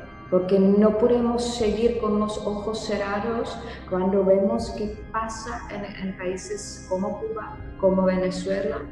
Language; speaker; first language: Spanish; non-native, fluent; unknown